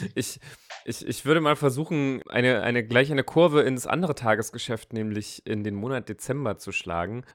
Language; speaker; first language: German; non-native, fluent; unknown